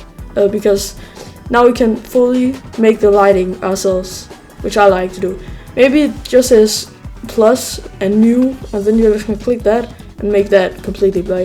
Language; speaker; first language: English; native; English